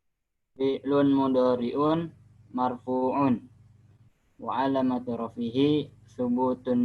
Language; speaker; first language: Arabic; non-native, learner; Indonesian